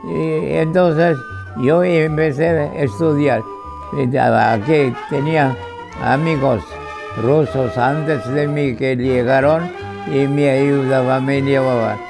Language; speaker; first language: Spanish; non-native, fluent; Georgian